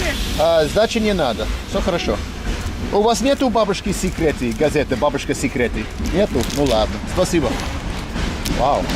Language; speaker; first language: Russian; non-native, learner; English